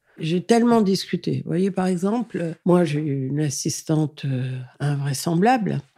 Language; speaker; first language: French; early bilingual, other home language; Catalan